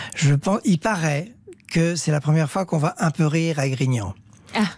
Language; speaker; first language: French; native; French